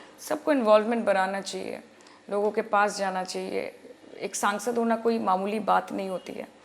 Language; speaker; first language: Hindi; non-native, local second language; Bangla